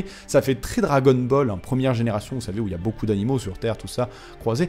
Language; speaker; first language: French; native; French